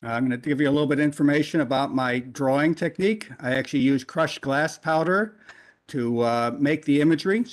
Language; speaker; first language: English; native; English